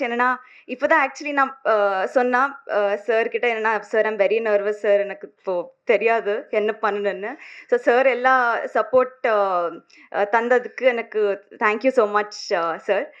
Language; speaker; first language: Tamil; non-native, learner; Telugu